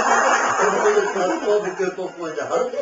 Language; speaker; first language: German; non-native, fluent; French